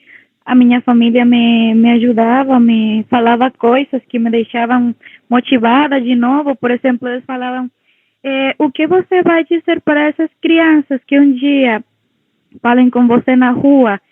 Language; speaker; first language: Portuguese; non-native, local second language; Spanish